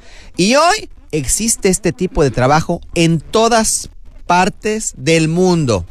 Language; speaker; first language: Spanish; native; Spanish